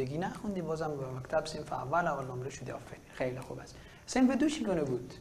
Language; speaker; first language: Persian; native; Persian